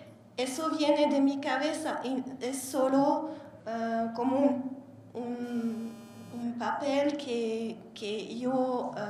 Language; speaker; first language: Spanish; non-native, learner; Hungarian